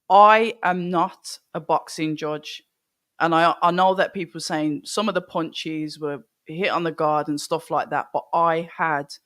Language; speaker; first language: English; native; English